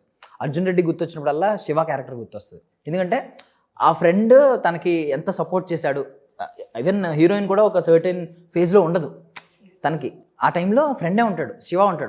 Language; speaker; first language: Telugu; native; Telugu